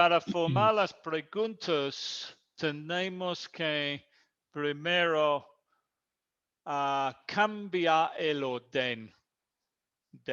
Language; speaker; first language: Spanish; non-native, fluent; English